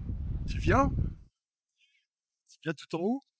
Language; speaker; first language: French; native; French